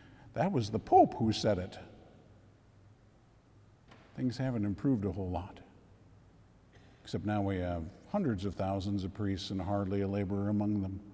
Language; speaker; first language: English; native; English